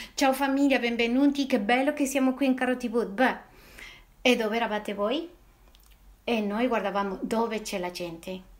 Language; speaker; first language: Italian; non-native, fluent; Spanish